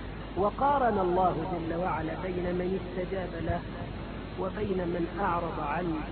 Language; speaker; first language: Arabic; native; Arabic